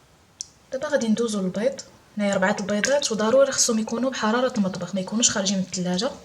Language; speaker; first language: Arabic; native; Arabic